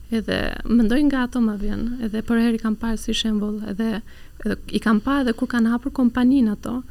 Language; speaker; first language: Albanian; early bilingual, heritage; Albanian